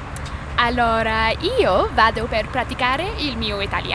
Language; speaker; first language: Italian; non-native, learner; English